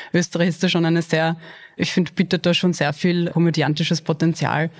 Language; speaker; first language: German; early bilingual, other home language; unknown